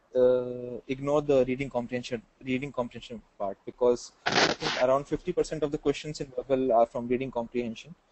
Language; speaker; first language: English; non-native, local second language; Hindi